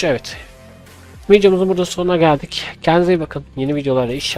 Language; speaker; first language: Turkish; native; Turkish